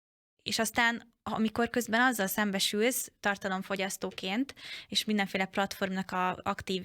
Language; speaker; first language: Hungarian; native; Hungarian